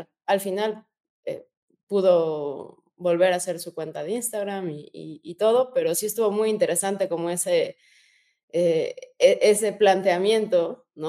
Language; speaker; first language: Spanish; native; Spanish